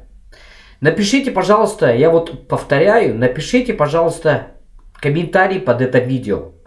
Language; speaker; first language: Russian; non-native, local second language; Tajik